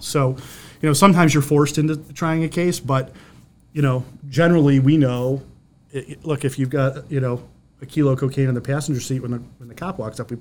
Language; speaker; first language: English; native; English